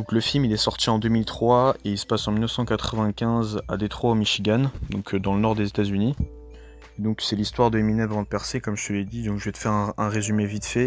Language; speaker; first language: French; native; French